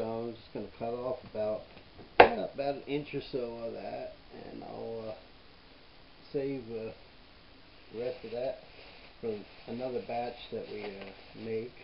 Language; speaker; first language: English; native; English